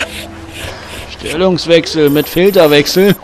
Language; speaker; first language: German; native; German